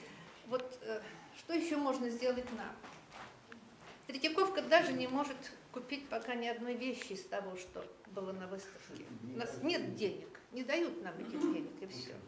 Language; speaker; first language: Russian; native; Russian